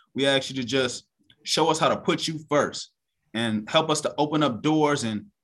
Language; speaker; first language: English; native; English